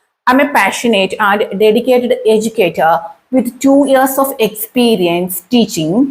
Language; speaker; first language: English; non-native, local second language; Malayalam